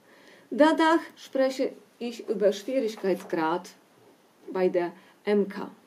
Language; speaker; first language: German; non-native, fluent; Polish